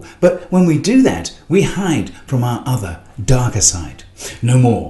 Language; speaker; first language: English; native; English